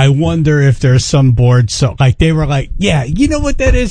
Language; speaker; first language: English; native; English